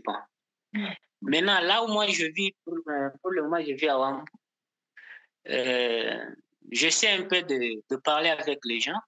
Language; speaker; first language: French; non-native, local second language; Portuguese